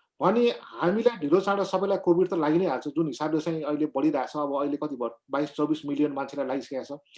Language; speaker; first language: Nepali; native; Nepali